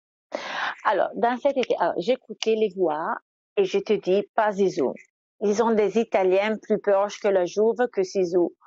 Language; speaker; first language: French; non-native, fluent; Italian